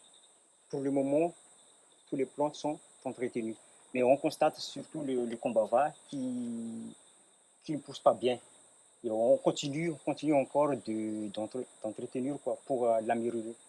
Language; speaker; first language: French; non-native, local second language; Malagasy